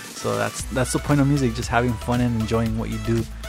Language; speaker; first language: English; early bilingual, other home language; Spanish